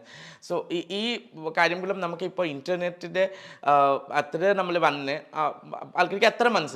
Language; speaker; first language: Malayalam; non-native, local second language; Assamese